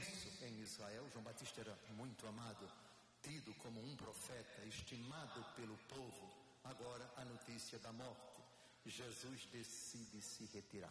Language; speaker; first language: Portuguese; native; Portuguese